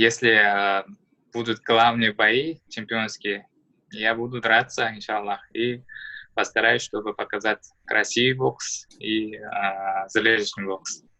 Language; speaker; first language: Russian; non-native, learner; Uzbek